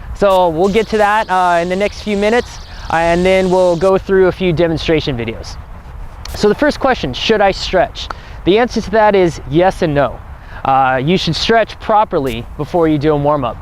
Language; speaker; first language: English; native; English